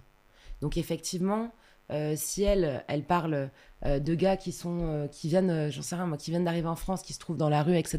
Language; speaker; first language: French; native; French